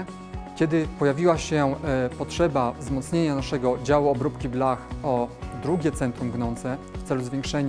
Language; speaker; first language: Polish; native; Polish